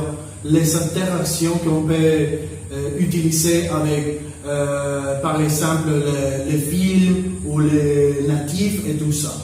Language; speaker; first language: French; non-native, learner; Spanish